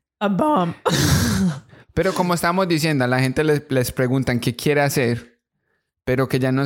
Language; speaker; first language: Spanish; non-native, learner; English